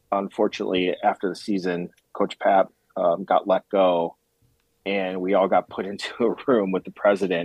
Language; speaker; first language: English; native; English